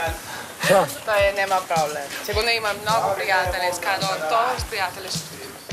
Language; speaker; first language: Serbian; non-native, learner; Portuguese